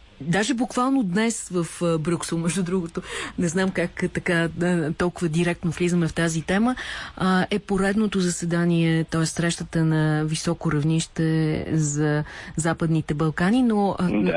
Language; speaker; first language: Bulgarian; native; Bulgarian